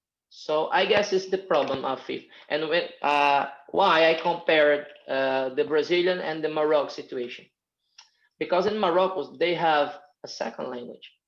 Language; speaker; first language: English; non-native, fluent; Portuguese